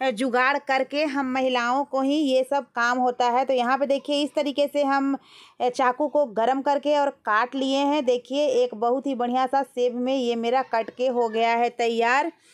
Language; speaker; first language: Hindi; native; Hindi